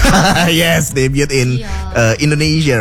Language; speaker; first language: English; non-native, fluent; Indonesian